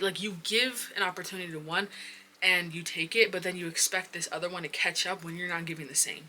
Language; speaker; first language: English; native; English